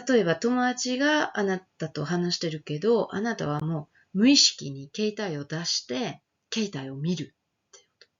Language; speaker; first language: Japanese; non-native, fluent; French